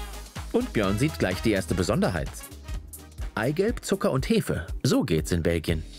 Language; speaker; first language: German; native; German